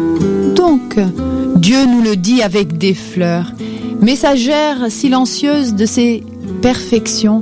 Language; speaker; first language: French; native; French